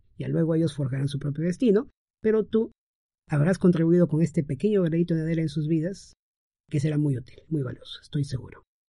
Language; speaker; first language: Spanish; native; Spanish